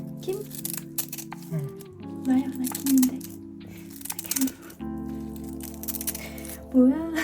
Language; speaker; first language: Korean; non-native, learner; French